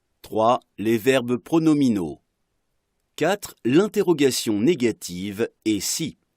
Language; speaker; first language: French; non-native, fluent; Arabic